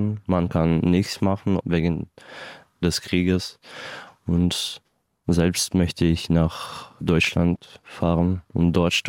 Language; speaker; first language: German; non-native, learner; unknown